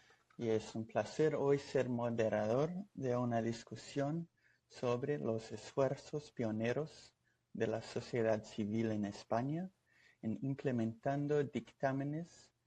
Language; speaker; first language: Spanish; non-native, fluent; Portuguese